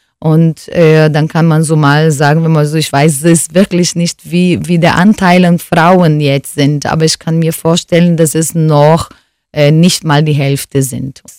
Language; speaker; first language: German; non-native, fluent; Portuguese